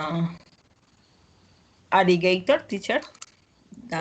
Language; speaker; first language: English; non-native, learner; Spanish